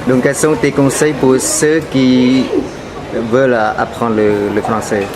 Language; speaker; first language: French; non-native, fluent; Khmer